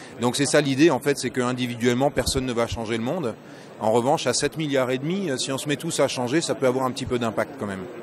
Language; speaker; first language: French; native; French